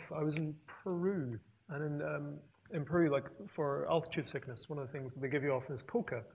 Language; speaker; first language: English; native; English